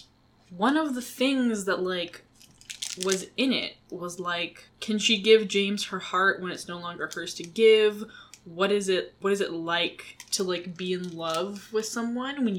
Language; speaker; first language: English; native; English